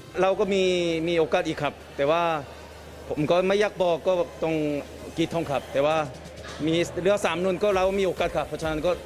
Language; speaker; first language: Thai; non-native, learner; Korean